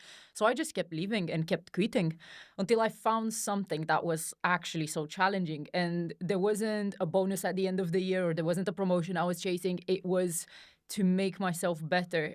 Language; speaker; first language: English; non-native, fluent; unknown